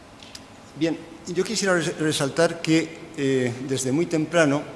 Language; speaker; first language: Spanish; native; Spanish